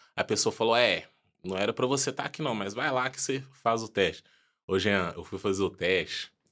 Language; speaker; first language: Portuguese; early bilingual, other home language; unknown